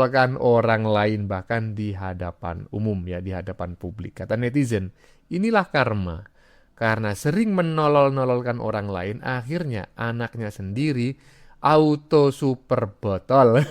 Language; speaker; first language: Indonesian; native; Indonesian